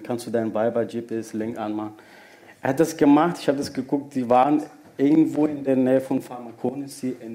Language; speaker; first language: German; non-native, fluent; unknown